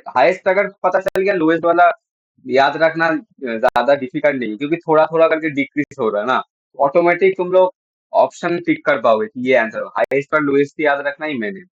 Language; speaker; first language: Hindi; non-native, local second language; Bangla